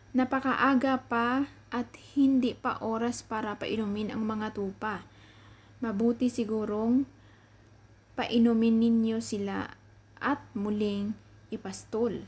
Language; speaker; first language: Filipino; native; Filipino